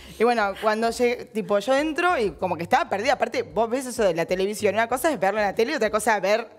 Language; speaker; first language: Spanish; native; Spanish